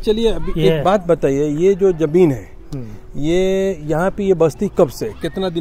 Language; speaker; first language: Hindi; native; Hindi